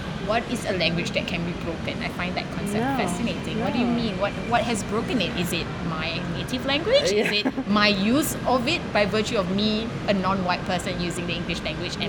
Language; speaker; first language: English; non-native, local second language; Malay